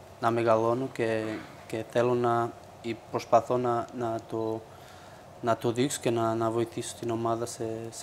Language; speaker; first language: Greek; non-native, fluent; Portuguese